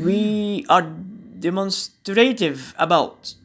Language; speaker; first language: English; non-native, fluent; Arabic